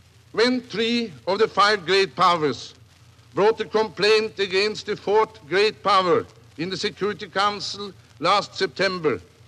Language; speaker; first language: English; non-native, fluent; Norwegian